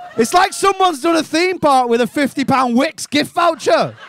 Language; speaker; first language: English; native; English